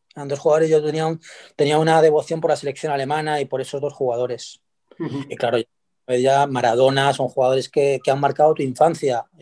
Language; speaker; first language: Spanish; native; Spanish